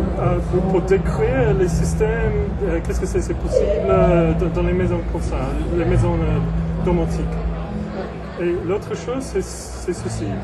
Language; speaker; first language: French; non-native, learner; English